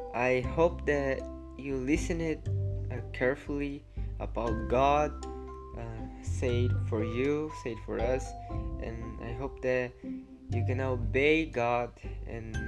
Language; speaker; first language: English; non-native, learner; Portuguese